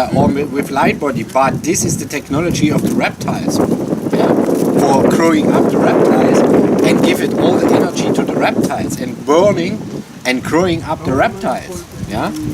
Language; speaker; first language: English; non-native, learner; German